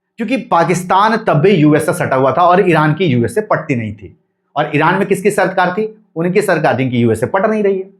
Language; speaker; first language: Hindi; native; Hindi